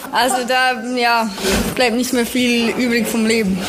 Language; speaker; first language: German; native; German